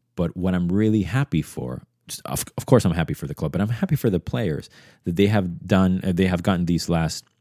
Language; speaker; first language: English; early bilingual, other home language; Spanish